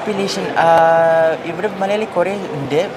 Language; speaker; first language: Malayalam; early bilingual, heritage; Malayalam